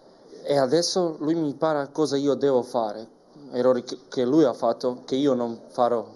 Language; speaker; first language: Italian; non-native, learner; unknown